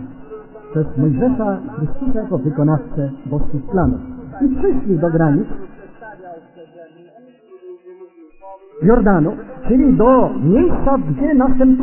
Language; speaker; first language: Polish; native; Polish